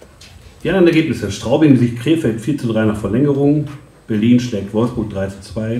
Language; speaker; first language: German; native; German